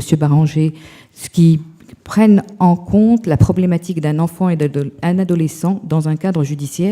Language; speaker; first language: French; native; French